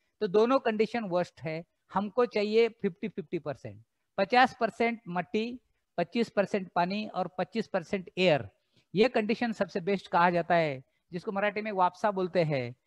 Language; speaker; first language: Hindi; non-native, local second language; Marathi